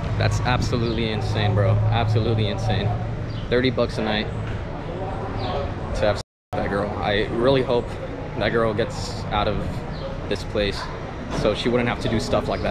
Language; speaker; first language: English; native; English